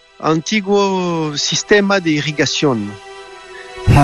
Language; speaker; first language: Spanish; non-native, learner; French